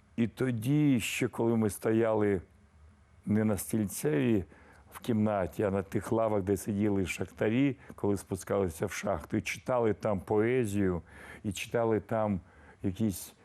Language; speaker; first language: Ukrainian; native; Ukrainian